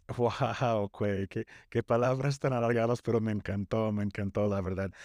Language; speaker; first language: Spanish; non-native, fluent; English